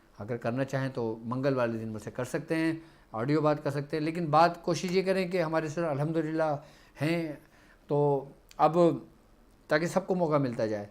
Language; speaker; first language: Urdu; native; Urdu